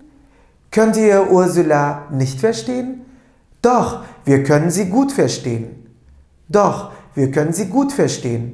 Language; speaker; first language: German; non-native, fluent; Turkish